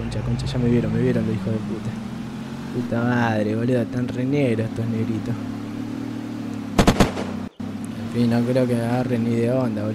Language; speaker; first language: Spanish; native; Spanish